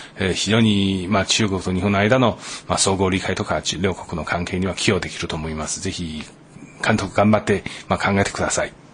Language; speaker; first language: Japanese; non-native, fluent; Chinese